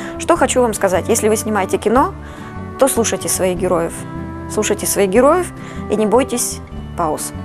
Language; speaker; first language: Russian; native; Russian